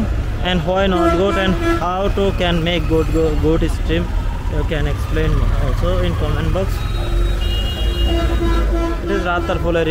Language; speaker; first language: English; non-native, learner; Bangla